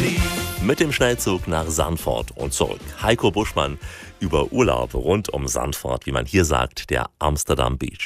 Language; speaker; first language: German; native; German